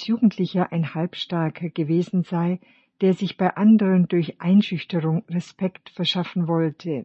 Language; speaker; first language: German; native; German